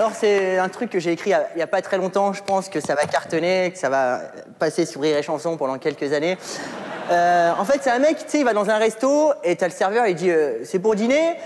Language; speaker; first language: French; early bilingual, other home language; Arabic